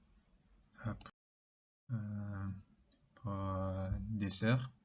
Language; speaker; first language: French; non-native, learner; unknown